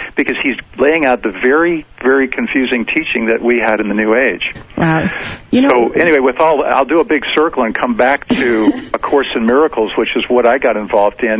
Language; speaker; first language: English; native; English